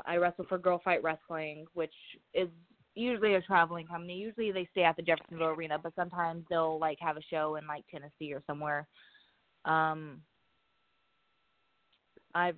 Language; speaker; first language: English; native; English